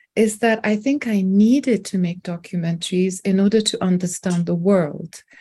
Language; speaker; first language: English; non-native, local second language; French